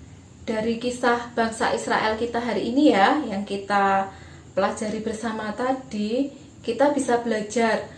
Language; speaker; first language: Indonesian; native; Indonesian